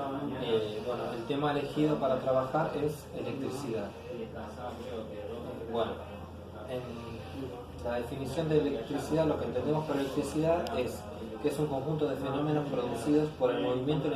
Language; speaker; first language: Spanish; native; Spanish